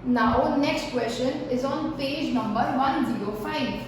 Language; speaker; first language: English; non-native, local second language; Hindi